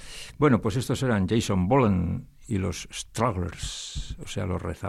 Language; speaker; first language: Spanish; native; Spanish